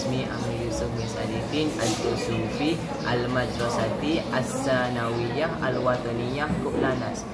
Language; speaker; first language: Arabic; non-native, learner; Malay